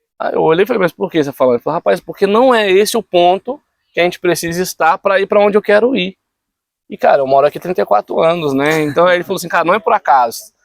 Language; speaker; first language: Portuguese; native; Portuguese